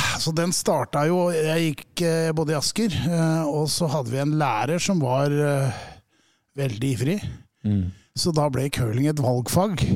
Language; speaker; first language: Norwegian; native; Norwegian